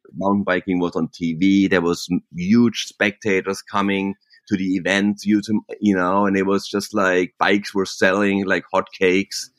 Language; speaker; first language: English; non-native, fluent; German